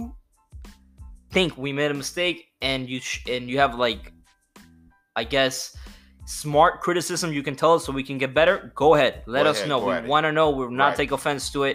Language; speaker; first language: English; non-native, fluent; Spanish